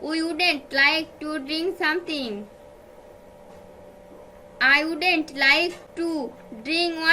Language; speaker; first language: English; non-native, fluent; Bangla